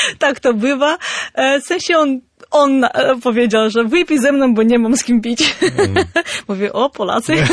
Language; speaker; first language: Polish; non-native, fluent; Armenian